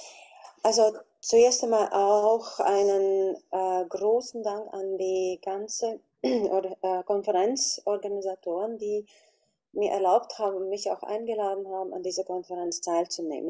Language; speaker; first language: German; non-native, fluent; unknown